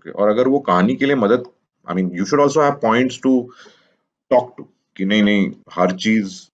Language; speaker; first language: Hindi; native; Hindi